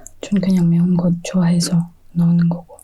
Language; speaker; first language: Korean; non-native, fluent; Indonesian